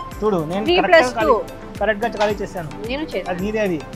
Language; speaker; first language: Telugu; non-native, learner; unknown